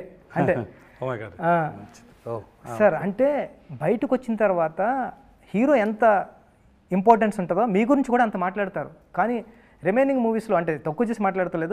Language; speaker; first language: Telugu; native; Telugu